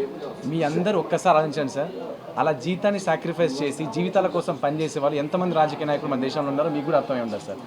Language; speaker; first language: Telugu; native; Telugu